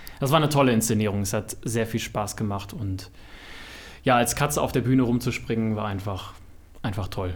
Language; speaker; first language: German; native; German